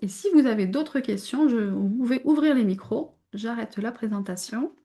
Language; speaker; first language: French; native; French